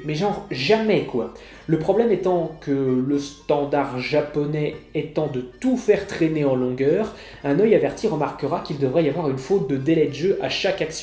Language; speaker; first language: French; native; French